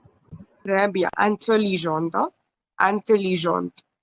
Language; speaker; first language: French; non-native, fluent; Hindi